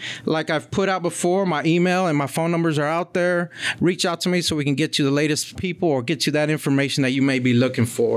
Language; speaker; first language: English; early bilingual, other home language; Spanish